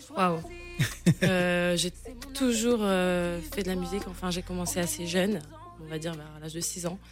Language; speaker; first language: French; native; French